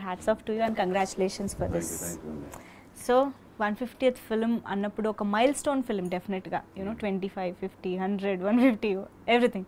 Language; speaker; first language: Telugu; native; Telugu